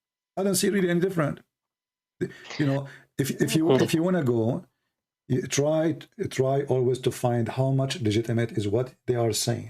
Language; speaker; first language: English; non-native, fluent; Arabic